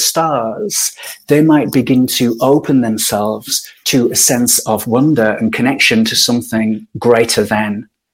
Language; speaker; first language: English; native; English